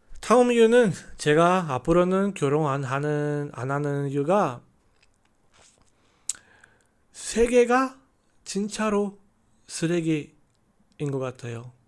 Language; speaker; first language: Korean; non-native, learner; Chinese